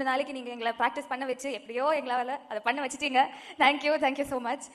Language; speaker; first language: Tamil; non-native, fluent; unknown